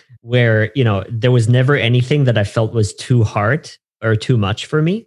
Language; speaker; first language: English; non-native, fluent; German